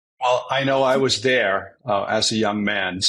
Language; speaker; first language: English; native; English